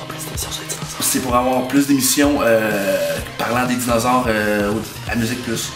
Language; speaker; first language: French; native; French